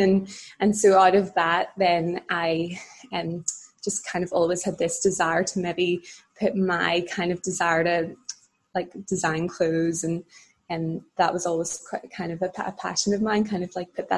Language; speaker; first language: English; native; English